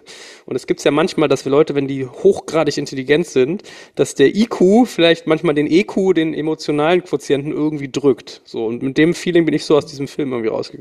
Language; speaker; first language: German; native; German